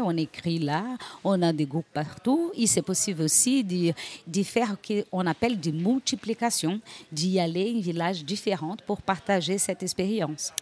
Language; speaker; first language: French; non-native, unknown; Portuguese